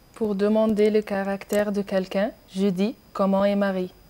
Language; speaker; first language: French; non-native, learner; Arabic